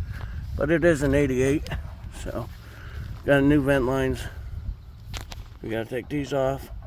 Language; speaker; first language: English; native; English